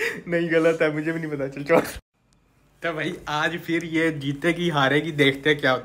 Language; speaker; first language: Hindi; native; Hindi